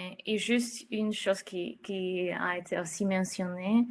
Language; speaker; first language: French; non-native, fluent; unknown